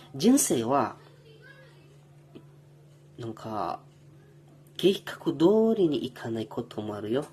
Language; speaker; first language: Japanese; non-native, learner; Indonesian